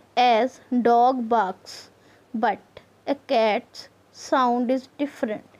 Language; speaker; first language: English; non-native, local second language; Punjabi